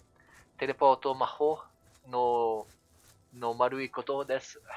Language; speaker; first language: Japanese; non-native, learner; French